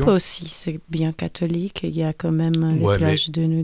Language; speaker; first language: French; non-native, fluent; Portuguese